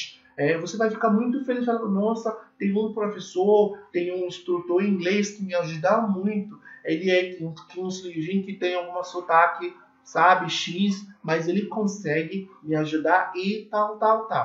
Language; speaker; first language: Portuguese; non-native, learner; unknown